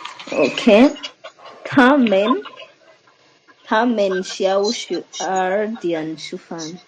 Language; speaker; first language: Chinese; non-native, learner; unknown